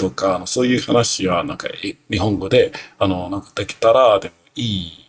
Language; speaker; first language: Japanese; non-native, learner; English